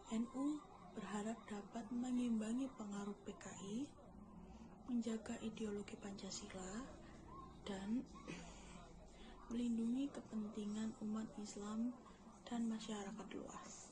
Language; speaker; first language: Indonesian; native; Indonesian